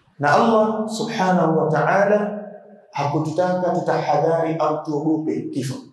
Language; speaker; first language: Swahili; native; Swahili